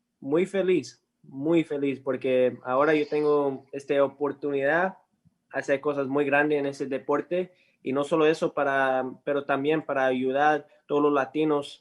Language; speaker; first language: Spanish; early bilingual, heritage; English